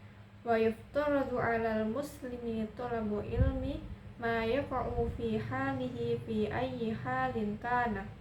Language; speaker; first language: Arabic; non-native, learner; Indonesian